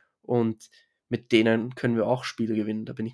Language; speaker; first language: German; native; German